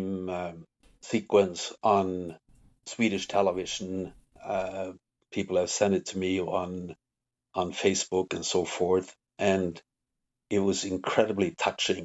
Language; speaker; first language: English; non-native, fluent; Swedish